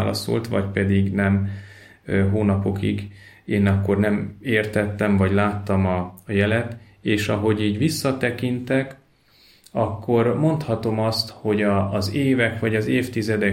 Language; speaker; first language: Hungarian; native; Hungarian